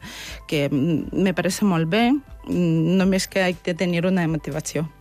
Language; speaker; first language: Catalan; non-native, learner; Russian